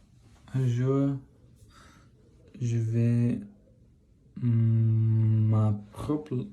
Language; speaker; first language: French; non-native, learner; English